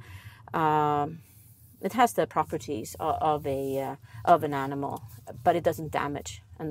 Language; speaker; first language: English; non-native, fluent; Swedish